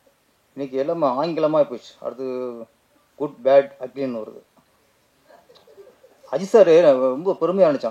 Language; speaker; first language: Tamil; native; Tamil